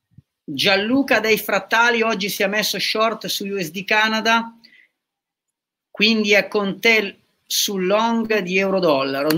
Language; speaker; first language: Italian; native; Italian